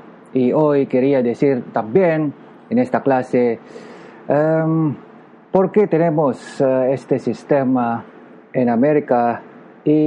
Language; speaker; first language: Spanish; non-native, learner; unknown